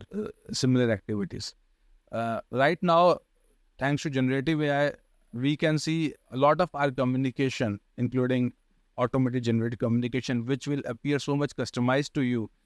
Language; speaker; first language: English; non-native, local second language; Hindi